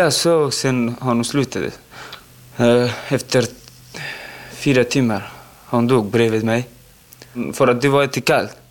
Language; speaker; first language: Swedish; non-native, learner; Pashto